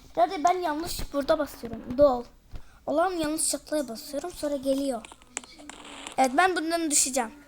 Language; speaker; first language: Turkish; early bilingual, heritage; Turkish